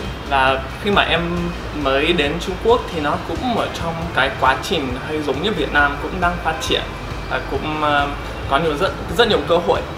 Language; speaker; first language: Vietnamese; non-native, fluent; English